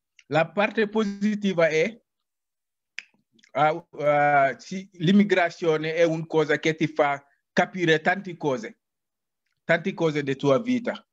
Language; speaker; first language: Italian; non-native, learner; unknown